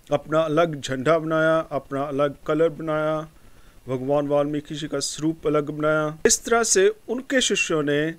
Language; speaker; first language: Hindi; non-native, local second language; Punjabi